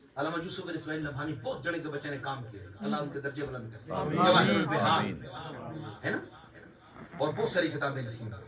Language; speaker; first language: Urdu; non-native, local second language; Punjabi